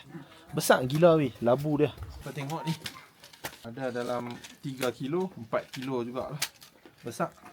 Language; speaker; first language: Malay; native; Malay